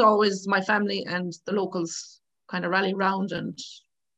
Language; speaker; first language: English; native; English